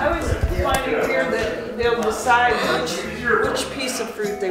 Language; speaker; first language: English; native; English